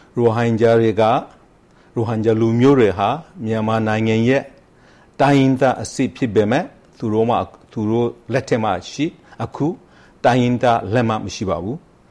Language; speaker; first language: Burmese; non-native, local second language; Rohingya